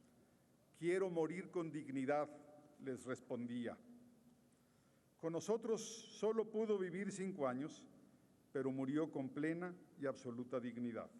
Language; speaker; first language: Spanish; native; Spanish